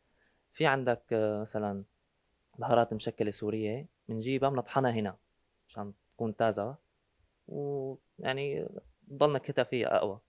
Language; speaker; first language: Arabic; native; Arabic